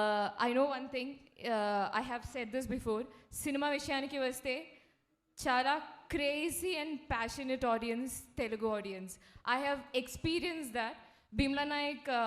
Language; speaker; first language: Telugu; non-native, learner; Malayalam